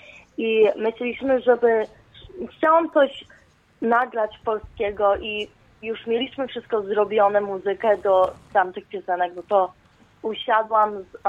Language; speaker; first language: Polish; early bilingual, heritage; Polish